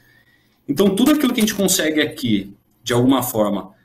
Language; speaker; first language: Portuguese; native; Portuguese